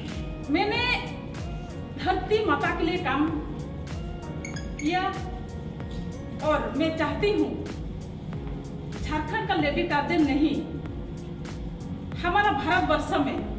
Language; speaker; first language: Hindi; non-native, local second language; Santali